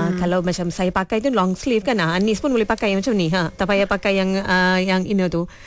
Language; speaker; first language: Malay; non-native, local second language; Tamil